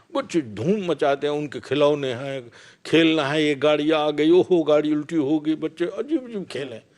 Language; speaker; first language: Urdu; non-native, local second language; Punjabi